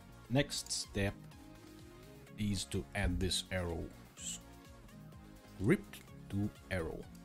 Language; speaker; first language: English; non-native, fluent; Russian